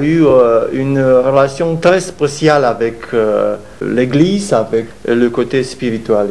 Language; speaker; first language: French; non-native, fluent; Romanian